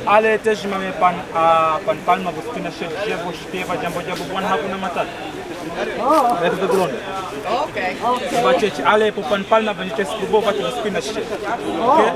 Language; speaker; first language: Polish; non-native, learner; Swahili